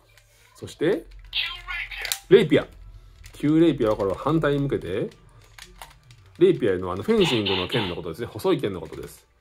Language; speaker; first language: Japanese; native; Japanese